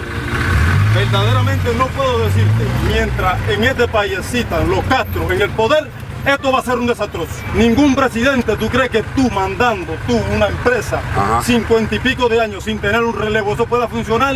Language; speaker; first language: Spanish; native; Spanish